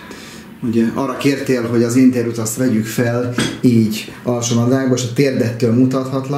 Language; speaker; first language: Hungarian; native; Hungarian